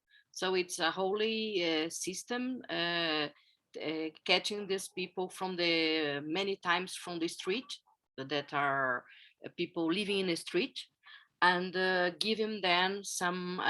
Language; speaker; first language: English; non-native, fluent; Portuguese